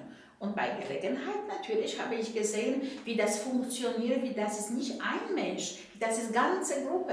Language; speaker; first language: German; non-native, fluent; Polish